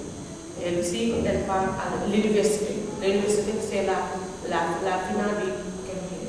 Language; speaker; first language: French; non-native, learner; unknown